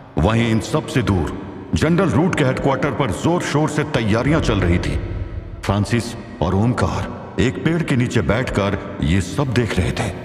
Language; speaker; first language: Hindi; native; Hindi